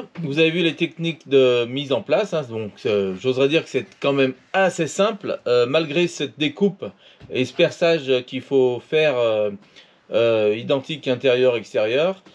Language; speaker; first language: French; native; French